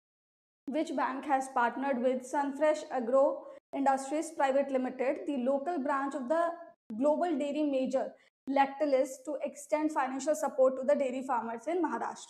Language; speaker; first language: English; non-native, local second language; Hindi